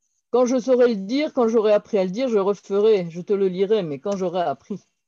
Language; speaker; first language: French; native; French